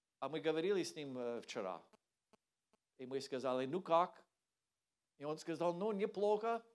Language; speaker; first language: Russian; non-native, learner; English